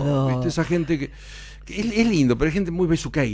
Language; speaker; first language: Spanish; native; Spanish